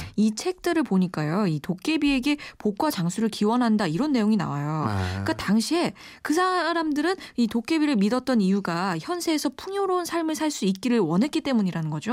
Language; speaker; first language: Korean; native; Korean